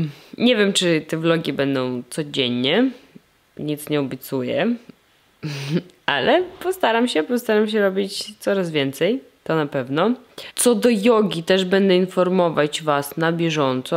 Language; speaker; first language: Polish; non-native, fluent; Russian